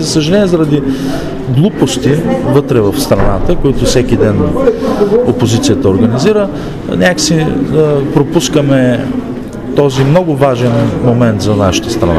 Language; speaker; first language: Bulgarian; native; Bulgarian